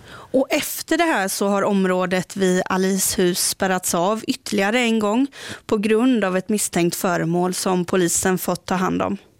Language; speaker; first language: Swedish; native; Swedish